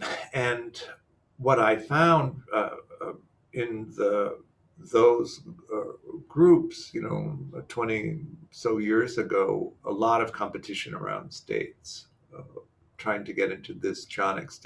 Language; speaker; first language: English; native; English